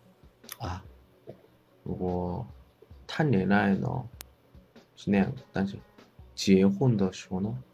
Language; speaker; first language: Chinese; non-native, learner; Korean